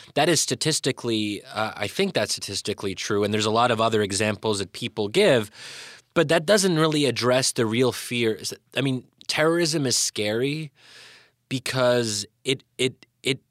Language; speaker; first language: English; native; English